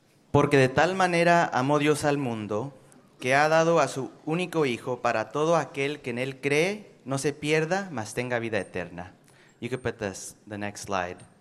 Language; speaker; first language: Spanish; early bilingual, heritage; Spanish